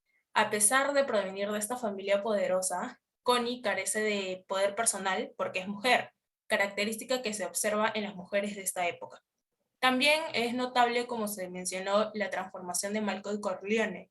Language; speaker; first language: Spanish; native; Spanish